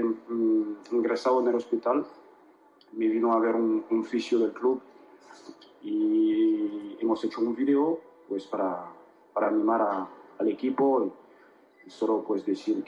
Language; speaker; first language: Spanish; non-native, fluent; French